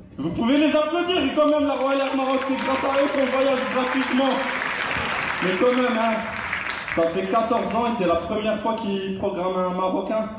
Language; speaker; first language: French; non-native, local second language; Arabic